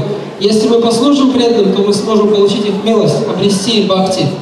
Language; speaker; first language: Russian; native; Russian